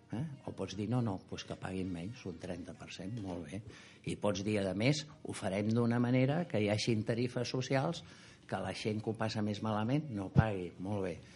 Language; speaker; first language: Catalan; native; Catalan